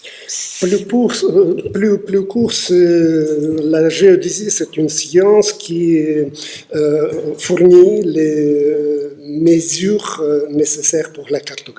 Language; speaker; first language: French; non-native, fluent; Russian